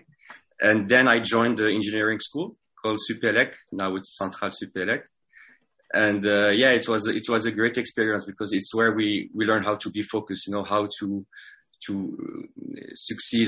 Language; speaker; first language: English; non-native, fluent; French